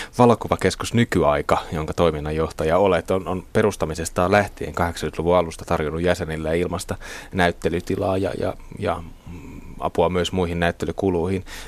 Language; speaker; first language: Finnish; native; Finnish